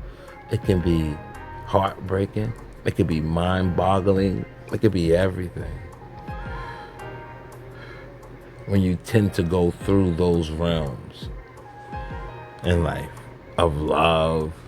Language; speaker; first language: English; native; English